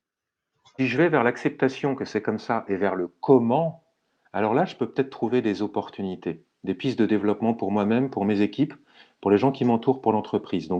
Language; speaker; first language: French; native; French